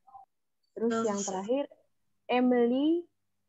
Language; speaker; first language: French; non-native, fluent; Indonesian